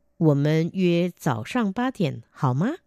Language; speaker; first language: Chinese; non-native, learner; Vietnamese